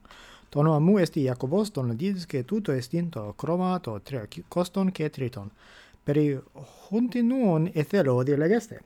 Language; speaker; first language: Greek; non-native, fluent; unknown